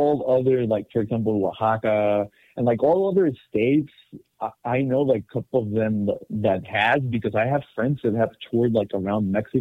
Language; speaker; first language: English; non-native, fluent; Spanish